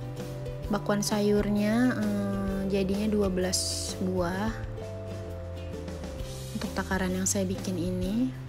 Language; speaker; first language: Indonesian; native; Indonesian